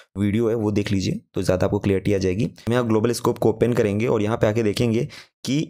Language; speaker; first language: Hindi; native; Hindi